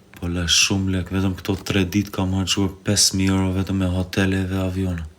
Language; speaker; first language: Albanian; early bilingual, heritage; Albanian